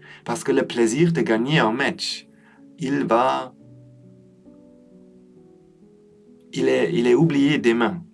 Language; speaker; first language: French; non-native, learner; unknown